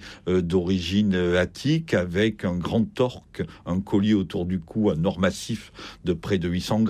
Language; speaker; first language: French; native; French